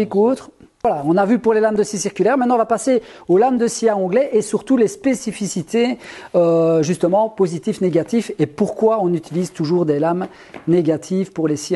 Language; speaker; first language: French; native; French